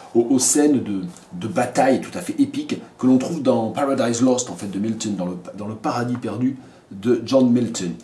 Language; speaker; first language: French; native; French